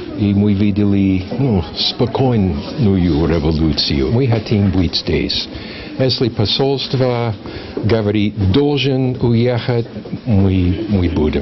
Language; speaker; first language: Russian; non-native, learner; English